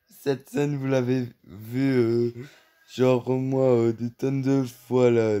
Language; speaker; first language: French; native; French